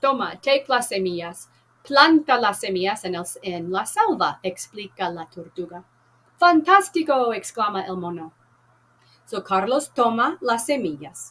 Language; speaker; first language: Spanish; non-native, fluent; English